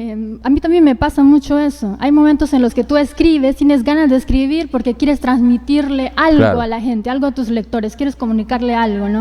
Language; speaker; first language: Spanish; native; Spanish